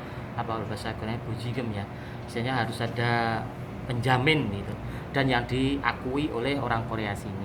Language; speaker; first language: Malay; non-native, local second language; Javanese